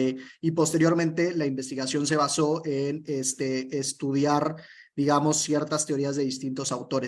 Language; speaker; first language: Spanish; native; Spanish